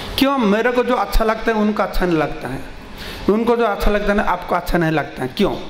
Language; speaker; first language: Hindi; non-native, local second language; Bangla